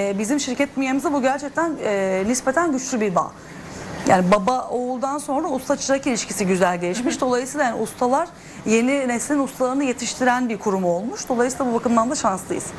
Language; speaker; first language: Turkish; native; Turkish